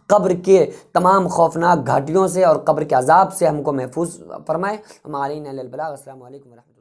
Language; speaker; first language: Urdu; native; Urdu